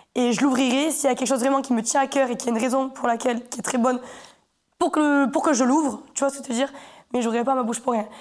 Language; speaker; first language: French; native; French